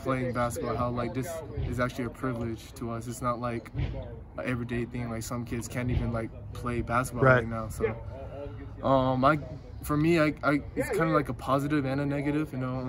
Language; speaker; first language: English; non-native, fluent; Japanese